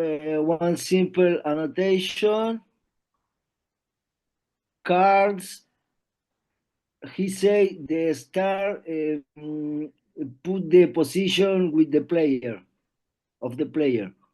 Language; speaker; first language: English; non-native, learner; Spanish